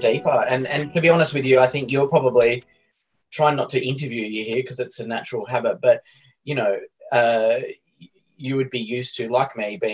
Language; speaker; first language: English; native; English